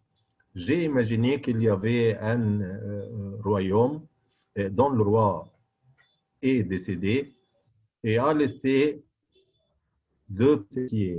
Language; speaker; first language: French; non-native, fluent; Arabic